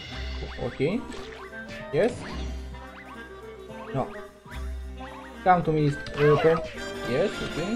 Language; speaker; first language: English; non-native, learner; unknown